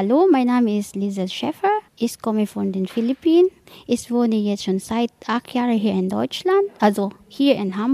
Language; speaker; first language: German; non-native, learner; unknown